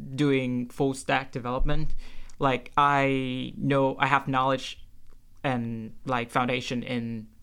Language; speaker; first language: English; non-native, fluent; Vietnamese